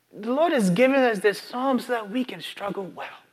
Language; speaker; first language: English; non-native, local second language; Akan